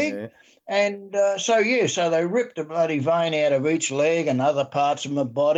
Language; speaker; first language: English; native; English